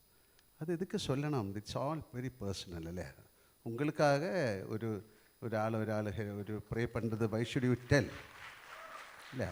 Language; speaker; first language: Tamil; non-native, local second language; Malayalam